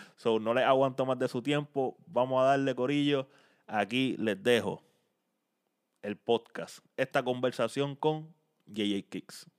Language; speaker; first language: Spanish; native; Spanish